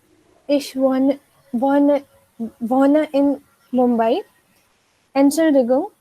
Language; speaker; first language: German; non-native, learner; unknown